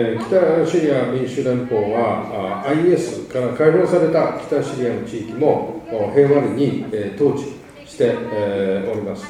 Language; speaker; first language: Japanese; native; Japanese